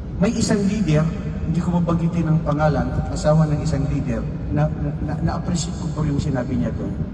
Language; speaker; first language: Filipino; non-native, local second language; Maranao